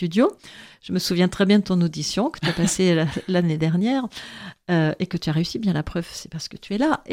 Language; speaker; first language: French; native; French